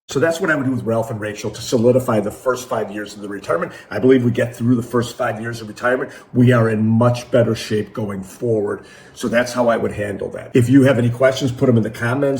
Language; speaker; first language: English; native; English